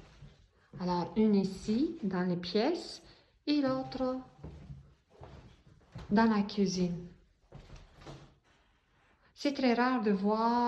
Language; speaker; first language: French; non-native, fluent; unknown